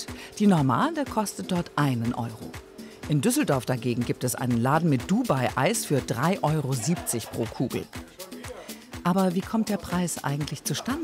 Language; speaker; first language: German; native; German